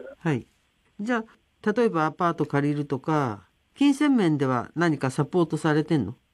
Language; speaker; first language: Japanese; native; Japanese